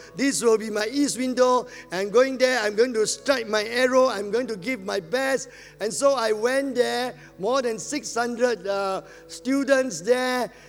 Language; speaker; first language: English; non-native, local second language; Min Nan Chinese